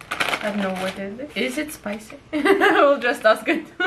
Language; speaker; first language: English; non-native, learner; Russian